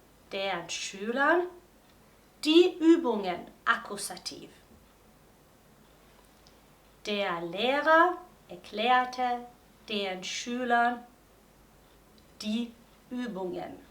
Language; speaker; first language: German; non-native, fluent; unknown